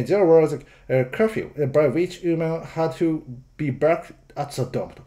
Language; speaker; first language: English; non-native, fluent; Japanese